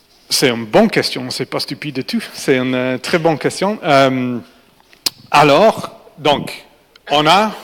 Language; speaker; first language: French; non-native, fluent; English